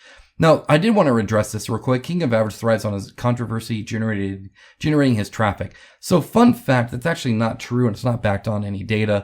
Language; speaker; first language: English; native; English